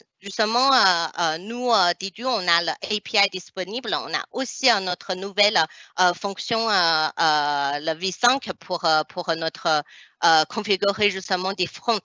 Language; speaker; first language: French; non-native, fluent; Chinese